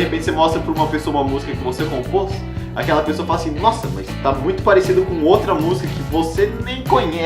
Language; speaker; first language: Portuguese; native; Portuguese